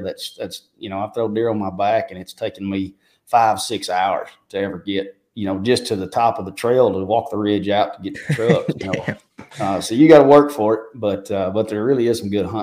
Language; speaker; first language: English; native; English